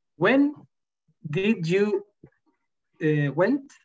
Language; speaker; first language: English; non-native, learner; Spanish